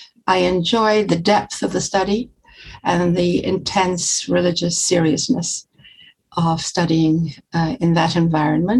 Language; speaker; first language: English; native; English